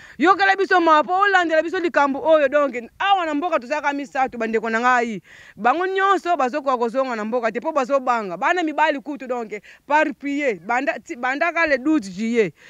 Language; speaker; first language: Lingala; non-native, local second language; Kongo